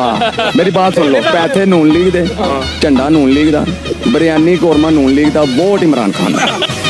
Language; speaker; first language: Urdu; non-native, local second language; Punjabi